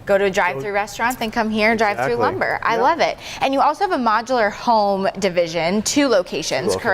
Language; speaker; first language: English; native; English